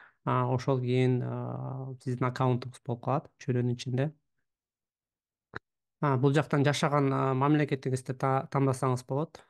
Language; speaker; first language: Kyrgyz; native; Kyrgyz